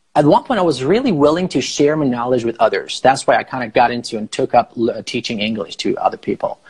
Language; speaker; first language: English; non-native, fluent; Persian